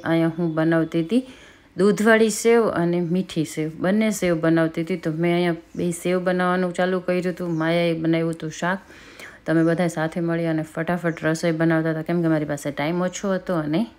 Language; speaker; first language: Gujarati; native; Gujarati